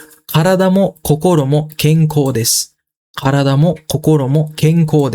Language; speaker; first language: Japanese; non-native, fluent; Sinhala